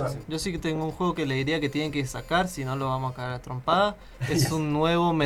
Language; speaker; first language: Spanish; native; Spanish